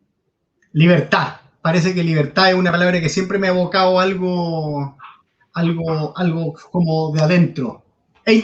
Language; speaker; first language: Spanish; native; Spanish